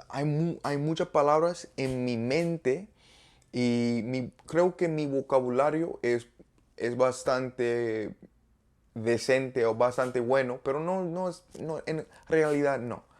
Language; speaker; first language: Spanish; non-native, learner; English